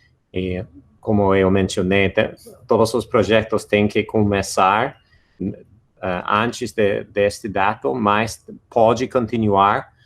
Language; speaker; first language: Portuguese; non-native, fluent; English